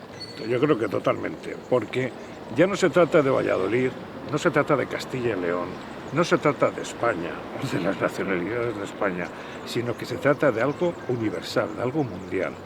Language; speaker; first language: Spanish; native; Spanish